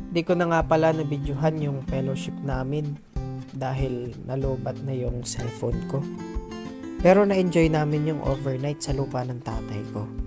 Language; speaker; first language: Filipino; native; Filipino